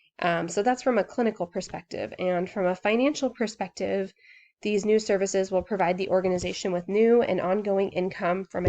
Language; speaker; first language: English; native; English